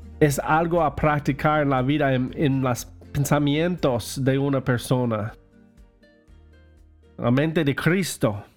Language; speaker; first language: Spanish; non-native, learner; English